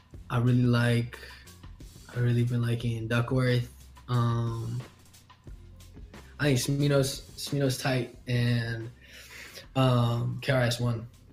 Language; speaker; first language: English; native; English